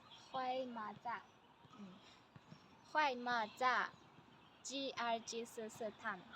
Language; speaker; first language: Chinese; non-native, learner; Kyrgyz